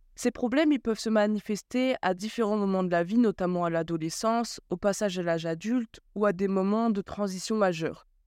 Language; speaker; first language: French; early bilingual, other home language; Bambara